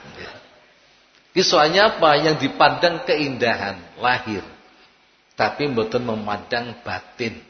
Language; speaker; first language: Indonesian; non-native, local second language; Javanese